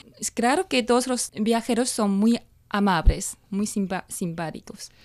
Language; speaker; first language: Spanish; non-native, fluent; Chinese